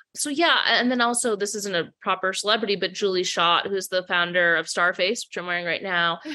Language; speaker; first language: English; native; English